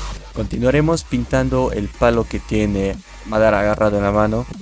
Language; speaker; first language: Spanish; native; Spanish